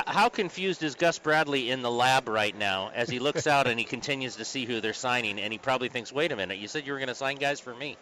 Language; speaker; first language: English; native; English